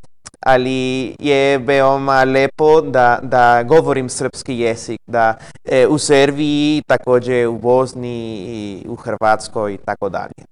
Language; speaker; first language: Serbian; non-native, learner; Spanish